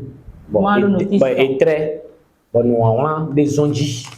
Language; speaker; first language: French; non-native, local second language; Yoruba